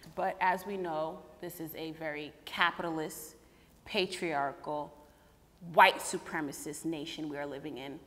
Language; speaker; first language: English; native; English